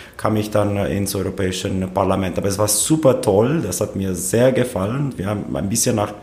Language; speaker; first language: German; non-native, fluent; Romanian